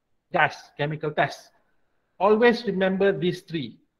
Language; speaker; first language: English; non-native, local second language; Malay